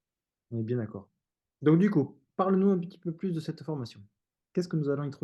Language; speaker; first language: French; native; French